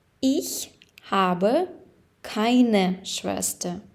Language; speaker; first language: German; non-native, fluent; Ukrainian